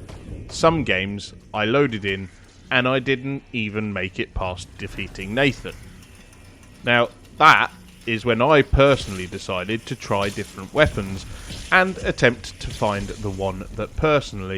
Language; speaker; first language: English; native; English